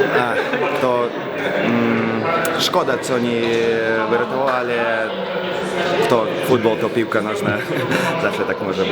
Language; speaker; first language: Polish; non-native, learner; Belarusian